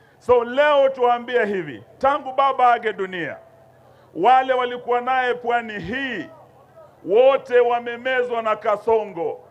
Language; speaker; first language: Swahili; non-native, local second language; Luyia